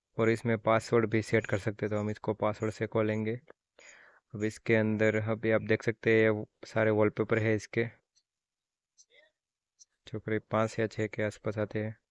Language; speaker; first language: Hindi; non-native, local second language; Gujarati